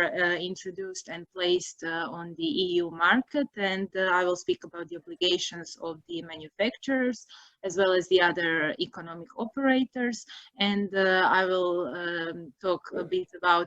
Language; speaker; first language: English; non-native, fluent; Croatian